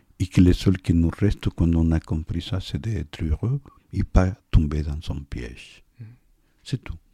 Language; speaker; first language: French; non-native, fluent; Spanish